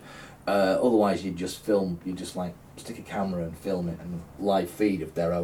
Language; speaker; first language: English; native; English